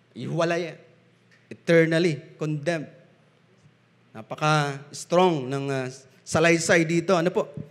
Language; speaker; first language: Filipino; non-native, local second language; Bikol